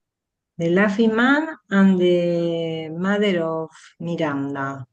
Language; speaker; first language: English; non-native, learner; Spanish